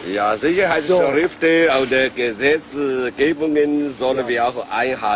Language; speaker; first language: German; non-native, learner; Chinese